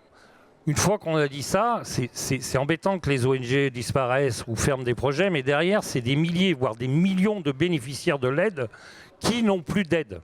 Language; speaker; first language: French; native; French